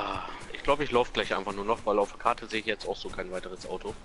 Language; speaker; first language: German; native; German